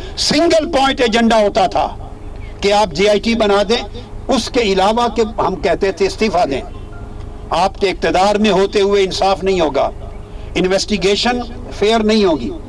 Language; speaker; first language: Urdu; non-native, local second language; Punjabi